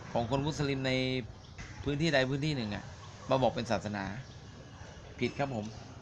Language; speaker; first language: Thai; native; Thai